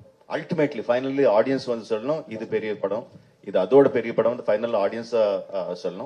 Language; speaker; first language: Tamil; non-native, fluent; Telugu